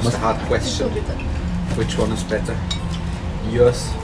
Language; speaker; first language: English; non-native, fluent; German